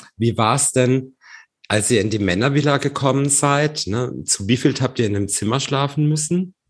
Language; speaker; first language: German; native; German